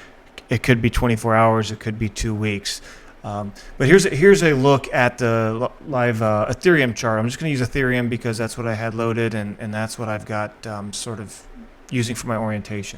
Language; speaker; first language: English; native; English